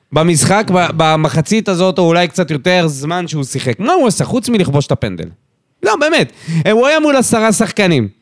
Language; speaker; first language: Hebrew; native; Hebrew